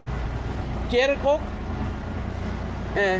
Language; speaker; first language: Spanish; non-native, learner; English